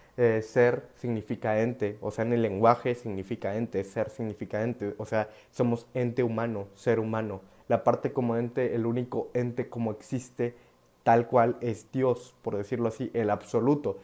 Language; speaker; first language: Spanish; native; Spanish